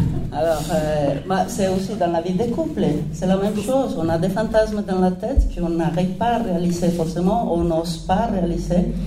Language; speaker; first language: French; non-native, fluent; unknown